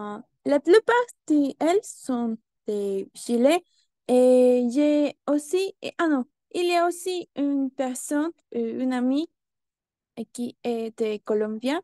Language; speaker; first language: French; non-native, learner; Spanish